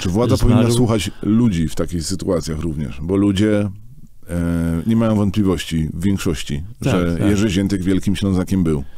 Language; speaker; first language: Polish; native; Polish